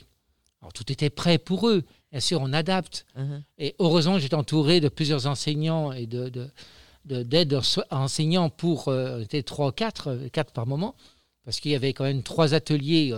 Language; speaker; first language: French; native; French